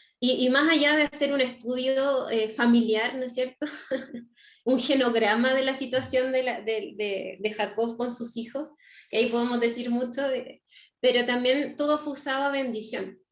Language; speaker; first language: Spanish; native; Spanish